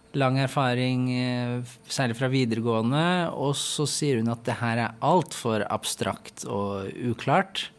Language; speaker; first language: Norwegian; native; Norwegian